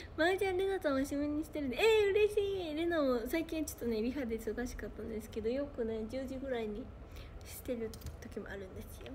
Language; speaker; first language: Japanese; native; Japanese